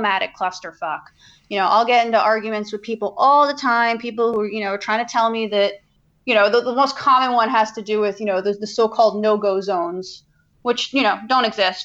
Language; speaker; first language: English; native; English